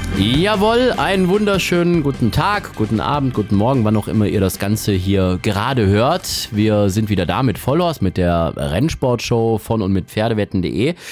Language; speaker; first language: German; native; German